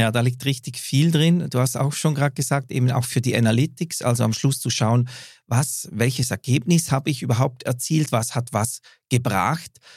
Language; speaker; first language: German; native; German